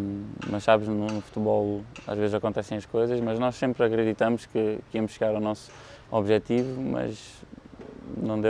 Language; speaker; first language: Portuguese; early bilingual, heritage; English